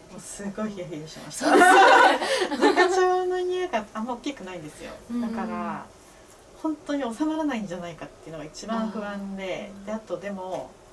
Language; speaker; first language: Japanese; early bilingual, other home language; Korean